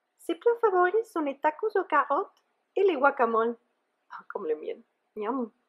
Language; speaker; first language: French; non-native, fluent; Spanish